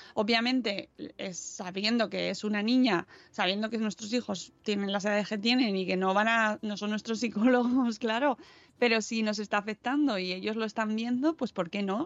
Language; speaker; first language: Spanish; native; Spanish